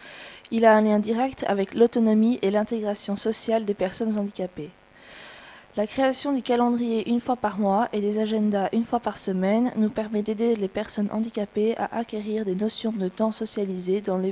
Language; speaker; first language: French; native; French